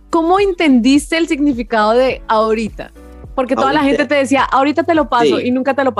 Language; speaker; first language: Spanish; native; Spanish